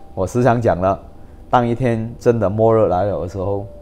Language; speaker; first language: Chinese; non-native, local second language; Cantonese